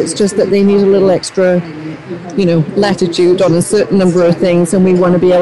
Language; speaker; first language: English; native; English